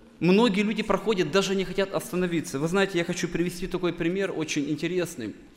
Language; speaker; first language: Russian; non-native, local second language; Bulgarian